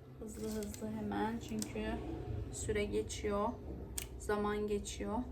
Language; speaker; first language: Turkish; non-native, local second language; Arabic